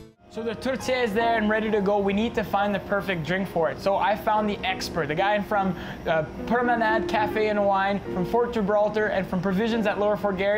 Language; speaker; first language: English; early bilingual, other home language; French